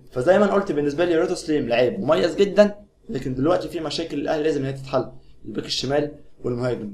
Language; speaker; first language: Arabic; native; Arabic